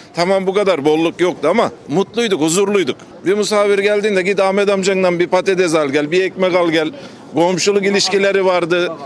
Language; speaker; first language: Turkish; native; Turkish